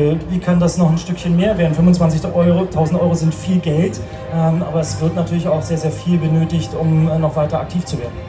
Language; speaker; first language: German; native; German